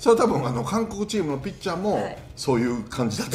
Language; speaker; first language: Japanese; native; Japanese